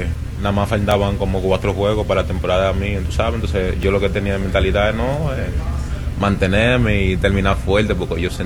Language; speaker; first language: Spanish; early bilingual, heritage; Spanish